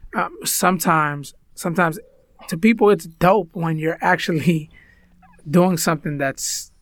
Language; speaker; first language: English; early bilingual, other home language; Spanish